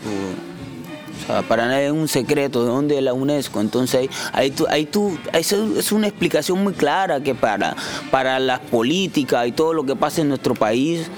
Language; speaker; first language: Spanish; native; Spanish